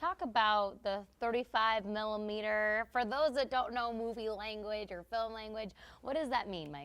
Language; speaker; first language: English; native; English